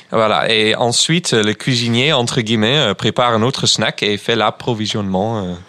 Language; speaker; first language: French; non-native, fluent; Dutch